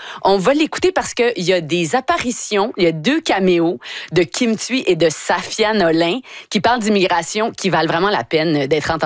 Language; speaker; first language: French; native; French